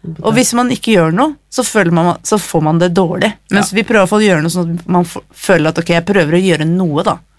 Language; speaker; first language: Norwegian; early bilingual, other home language; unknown